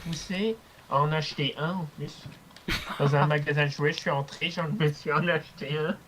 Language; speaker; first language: French; native; French